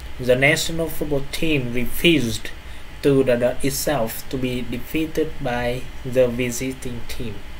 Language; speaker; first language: English; non-native, fluent; Vietnamese